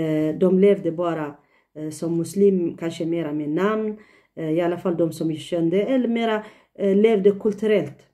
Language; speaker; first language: Swedish; non-native, fluent; Tigrinya